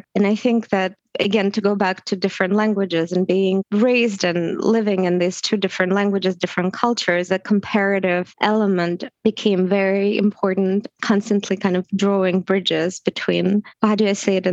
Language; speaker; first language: English; non-native, fluent; Russian